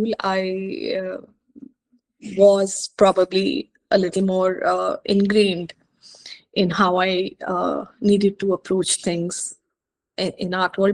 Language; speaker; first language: English; non-native, local second language; Hindi